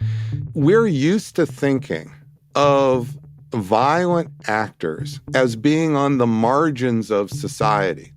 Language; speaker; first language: English; native; English